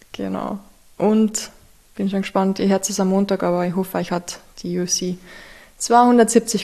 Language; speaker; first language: German; native; German